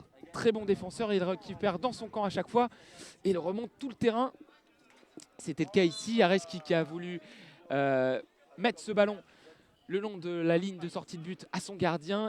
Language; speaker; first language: French; native; French